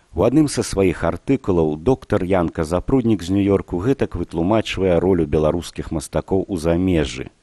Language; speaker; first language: Belarusian; native; Belarusian